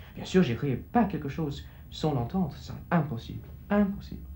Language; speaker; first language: French; non-native, fluent; English